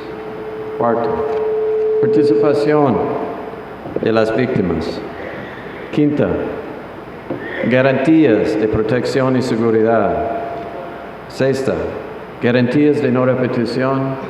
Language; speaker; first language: Spanish; non-native, fluent; English